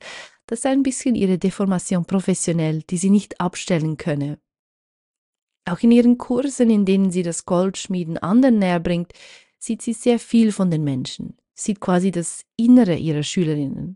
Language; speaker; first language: German; native; German